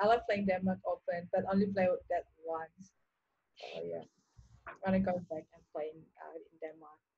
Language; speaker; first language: English; non-native, learner; Indonesian